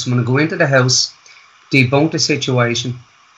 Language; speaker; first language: English; native; English